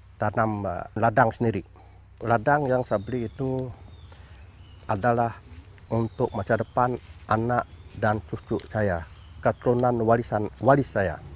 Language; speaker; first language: Malay; non-native, local second language; Iban